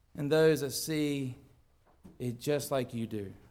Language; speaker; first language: English; native; English